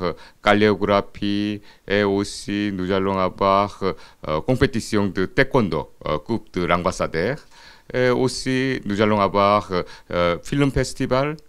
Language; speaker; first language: French; non-native, fluent; Korean